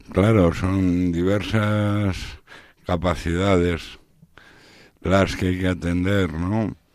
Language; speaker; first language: Spanish; native; Spanish